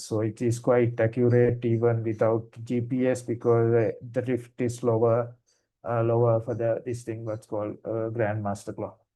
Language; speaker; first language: English; non-native, fluent; Sinhala